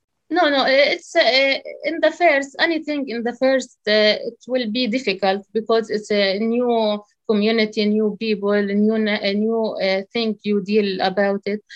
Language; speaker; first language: English; non-native, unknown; Arabic